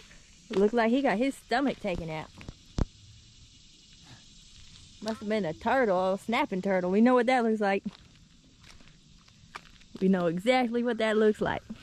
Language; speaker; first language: English; native; English